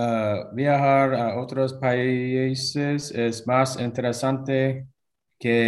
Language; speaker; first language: Spanish; non-native, learner; English